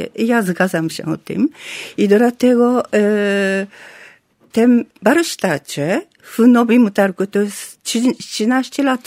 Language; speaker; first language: Polish; non-native, learner; Japanese